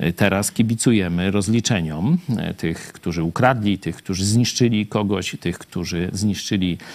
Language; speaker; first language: Polish; native; Polish